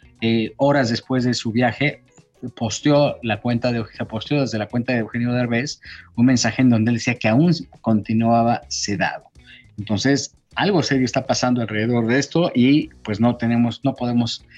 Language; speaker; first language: Spanish; native; Spanish